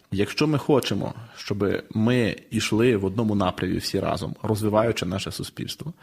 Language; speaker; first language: Ukrainian; native; Ukrainian